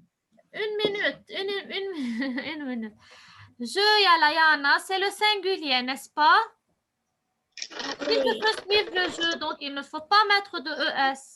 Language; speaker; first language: French; non-native, local second language; Arabic